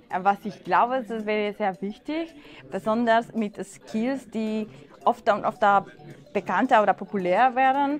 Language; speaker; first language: German; non-native, fluent; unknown